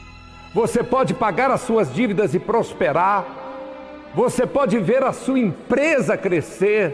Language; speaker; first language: Portuguese; native; Portuguese